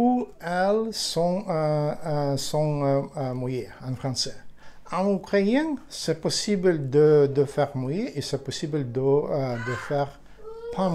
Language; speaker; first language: French; non-native, learner; Ukrainian